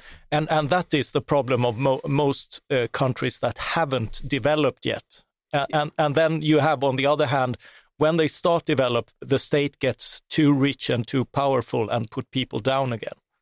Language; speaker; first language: English; non-native, fluent; Swedish